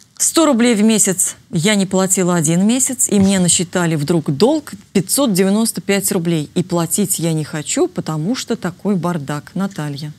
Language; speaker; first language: Russian; native; Russian